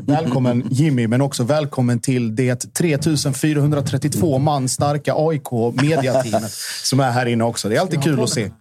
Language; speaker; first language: Swedish; native; Swedish